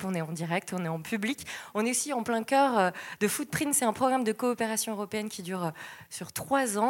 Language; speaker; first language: French; native; French